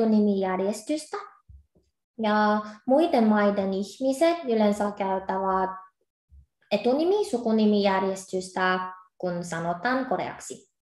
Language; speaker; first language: Finnish; non-native, fluent; Korean